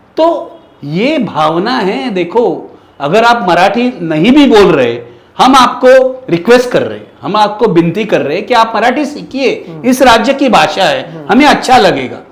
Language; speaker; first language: Hindi; non-native, local second language; Marathi